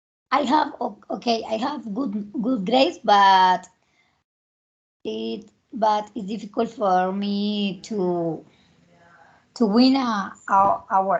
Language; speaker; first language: English; non-native, learner; Spanish